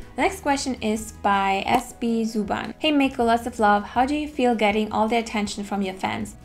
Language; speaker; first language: English; non-native, fluent; German